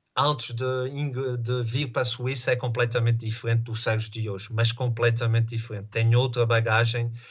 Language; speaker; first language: Portuguese; native; Portuguese